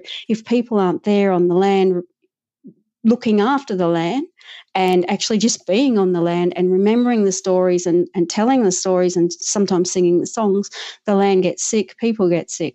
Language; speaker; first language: English; native; English